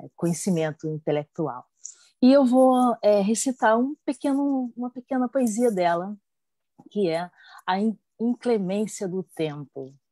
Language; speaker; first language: Portuguese; native; Portuguese